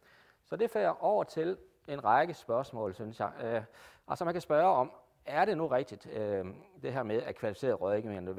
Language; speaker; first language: Danish; native; Danish